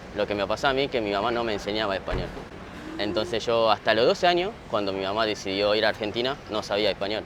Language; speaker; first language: Spanish; early bilingual, other home language; Japanese